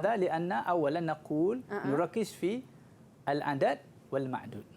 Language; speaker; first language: Arabic; non-native, fluent; Malay